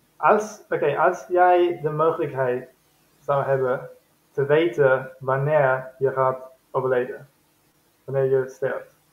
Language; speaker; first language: Dutch; non-native, fluent; German